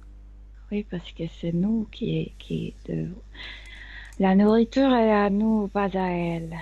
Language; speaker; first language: French; non-native, fluent; Spanish